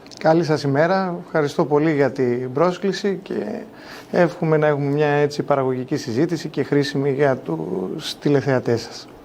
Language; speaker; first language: Greek; native; Greek